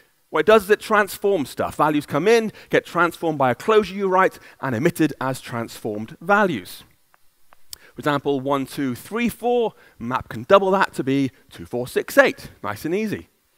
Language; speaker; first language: English; native; English